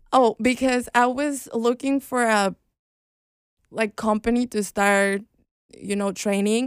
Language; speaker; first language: English; non-native, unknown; Spanish